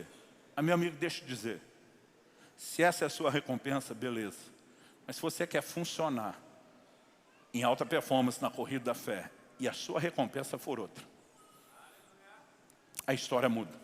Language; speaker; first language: Portuguese; native; Portuguese